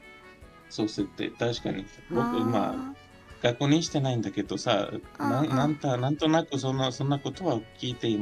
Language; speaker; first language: Japanese; non-native, fluent; Spanish